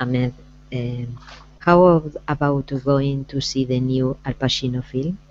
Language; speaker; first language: English; non-native, learner; Spanish